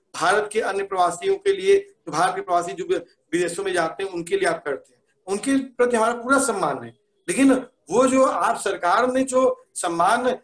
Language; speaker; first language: Hindi; native; Hindi